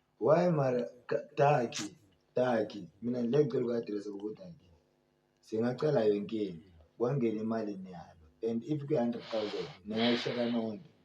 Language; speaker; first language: Zulu; native; Zulu